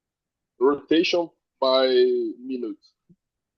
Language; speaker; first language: English; non-native, learner; Portuguese